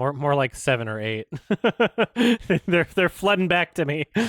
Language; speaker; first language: English; native; English